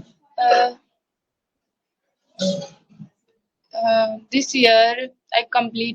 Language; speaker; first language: English; non-native, learner; Hindi